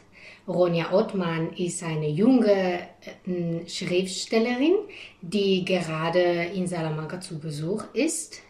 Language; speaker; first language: German; non-native, fluent; Spanish